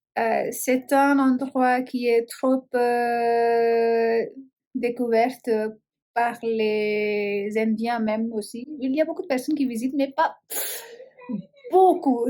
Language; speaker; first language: French; non-native, fluent; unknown